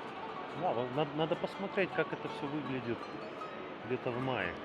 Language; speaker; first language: Russian; native; Russian